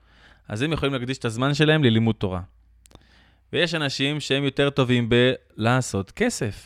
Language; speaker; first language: Hebrew; native; Hebrew